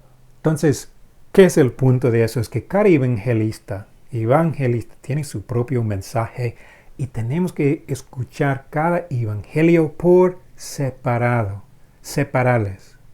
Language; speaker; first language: Spanish; non-native, fluent; English